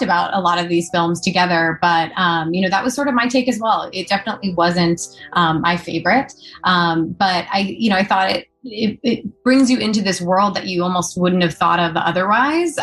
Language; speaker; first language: English; native; English